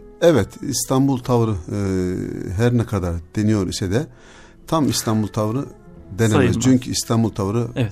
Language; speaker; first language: Turkish; native; Turkish